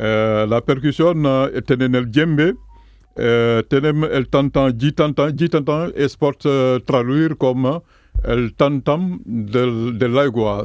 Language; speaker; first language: Catalan; non-native, fluent; Mandingo